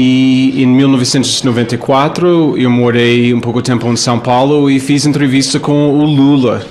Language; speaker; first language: Portuguese; non-native, fluent; English